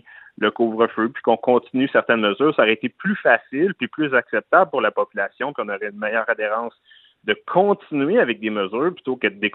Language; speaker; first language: French; native; French